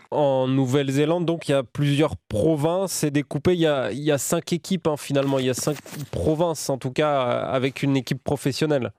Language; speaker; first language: French; native; French